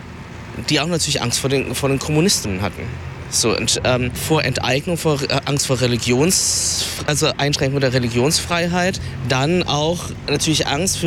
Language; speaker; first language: German; early bilingual, other home language; Vietnamese